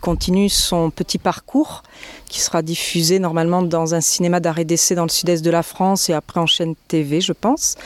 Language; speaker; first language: French; native; French